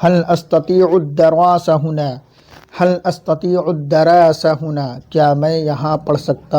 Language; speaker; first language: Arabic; non-native, fluent; Urdu